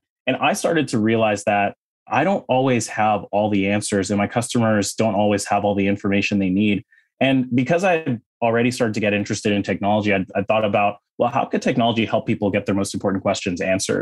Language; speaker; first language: English; native; English